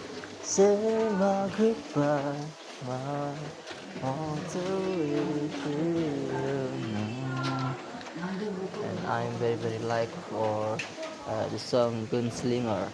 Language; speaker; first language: English; non-native, learner; Indonesian